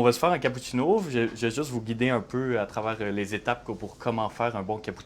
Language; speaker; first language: French; native; French